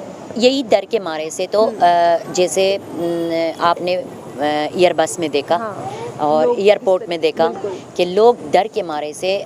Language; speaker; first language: Hindi; non-native, fluent; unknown